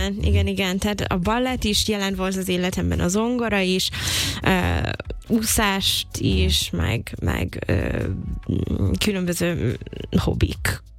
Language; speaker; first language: Hungarian; non-native, fluent; English